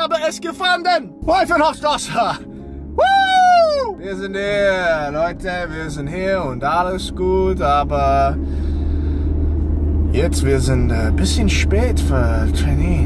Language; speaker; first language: German; non-native, learner; English